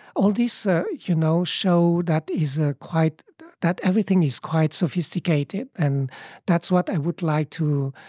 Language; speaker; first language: English; early bilingual, other home language; Vietnamese